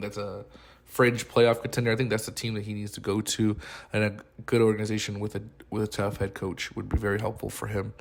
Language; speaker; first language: English; native; English